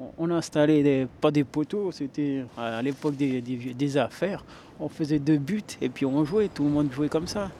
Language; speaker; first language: French; early bilingual, other home language; Amharic